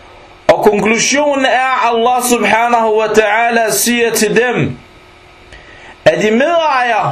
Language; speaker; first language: Danish; early bilingual, other home language; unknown